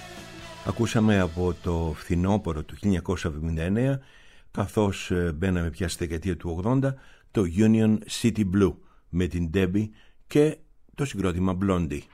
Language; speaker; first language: Greek; native; Greek